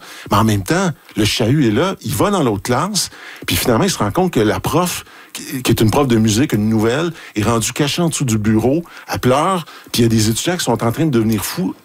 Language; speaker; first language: French; native; French